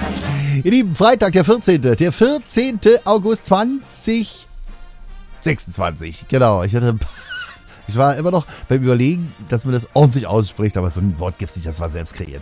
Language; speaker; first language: German; native; German